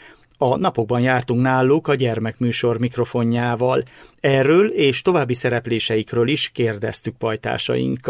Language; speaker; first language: Hungarian; native; Hungarian